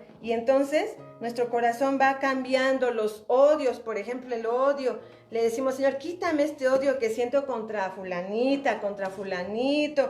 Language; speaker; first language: Spanish; native; Spanish